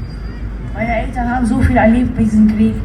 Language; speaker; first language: German; early bilingual, other home language; Chechen